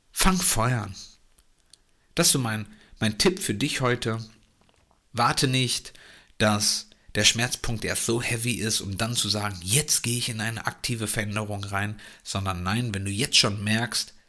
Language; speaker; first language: German; native; German